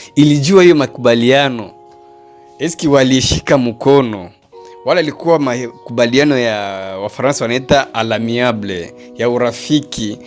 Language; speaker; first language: Swahili; native; Swahili